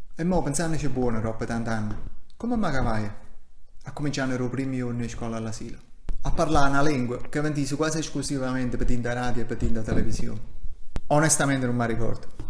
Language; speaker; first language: Italian; non-native, local second language; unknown